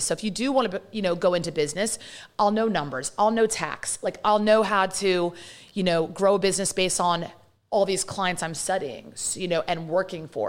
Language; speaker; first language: English; native; English